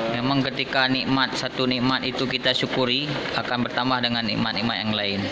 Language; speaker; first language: Indonesian; non-native, local second language; Achinese